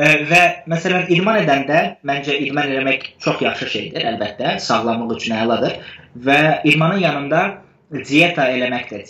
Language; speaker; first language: Azerbaijani; non-native, fluent; Turkish